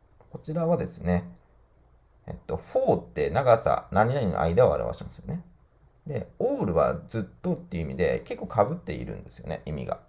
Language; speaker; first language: Japanese; native; Japanese